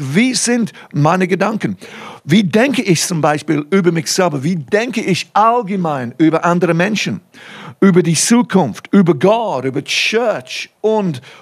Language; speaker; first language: German; non-native, fluent; English